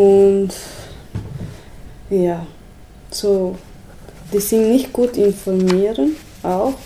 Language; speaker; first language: German; non-native, learner; Spanish